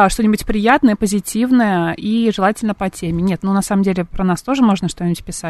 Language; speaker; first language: Russian; native; Russian